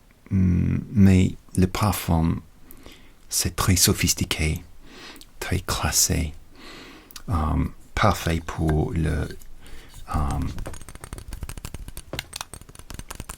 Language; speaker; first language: French; non-native, learner; English